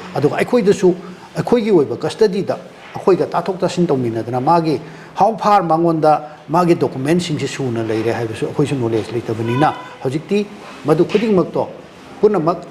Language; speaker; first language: Manipuri; native; Manipuri